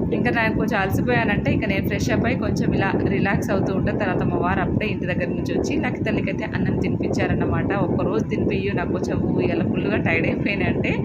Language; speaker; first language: Telugu; native; Telugu